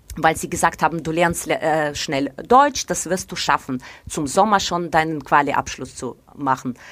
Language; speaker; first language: German; non-native, fluent; Ukrainian